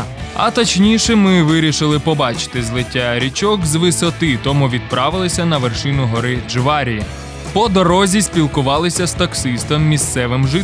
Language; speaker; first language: Ukrainian; native; Ukrainian